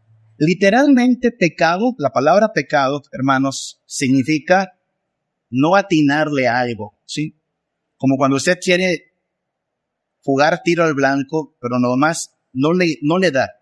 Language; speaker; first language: Spanish; native; Spanish